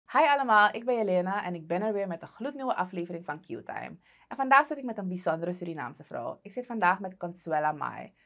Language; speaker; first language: Dutch; native; Dutch